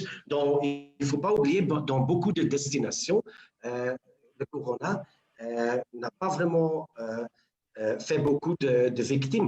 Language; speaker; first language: French; non-native, local second language; Dutch